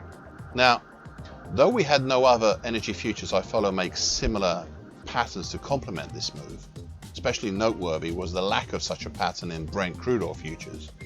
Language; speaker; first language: English; native; English